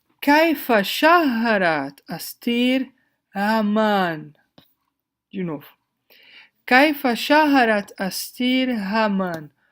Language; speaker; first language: Arabic; non-native, fluent; Portuguese